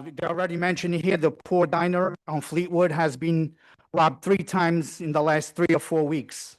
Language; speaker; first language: English; non-native, fluent; Portuguese